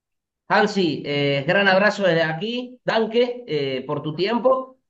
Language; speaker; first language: Spanish; native; Spanish